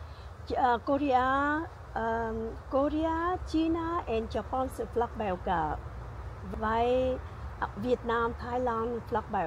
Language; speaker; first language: Dutch; non-native, learner; Vietnamese